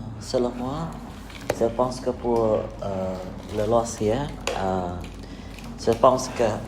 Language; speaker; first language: French; non-native, learner; Khmer